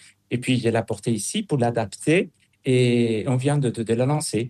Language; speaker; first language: French; non-native, fluent; Spanish